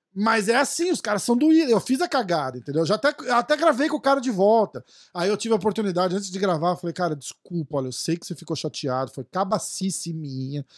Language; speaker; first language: Portuguese; native; Portuguese